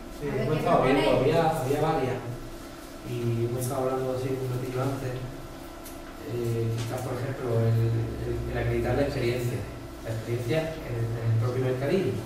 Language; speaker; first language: Spanish; native; Spanish